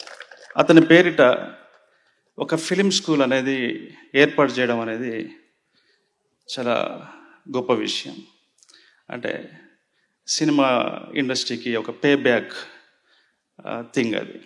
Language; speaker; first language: Telugu; native; Telugu